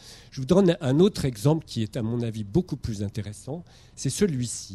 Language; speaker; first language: French; native; French